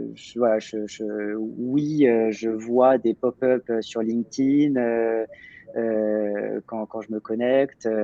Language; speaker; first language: French; native; French